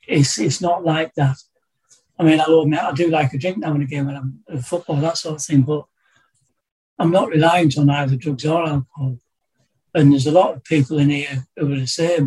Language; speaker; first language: English; native; English